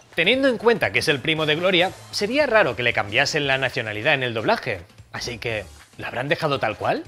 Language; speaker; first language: Spanish; native; Spanish